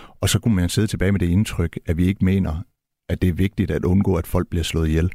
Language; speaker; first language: Danish; native; Danish